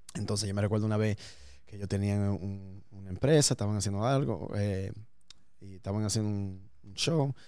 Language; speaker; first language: Spanish; early bilingual, heritage; Spanish